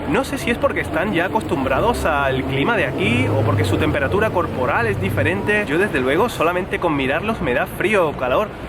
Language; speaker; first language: Spanish; native; Spanish